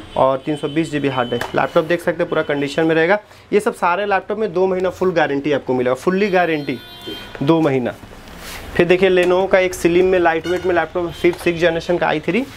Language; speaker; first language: Hindi; native; Hindi